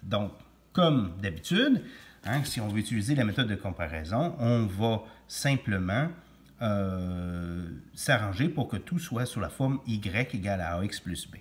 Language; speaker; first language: French; native; French